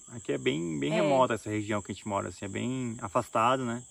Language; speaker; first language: Portuguese; native; Portuguese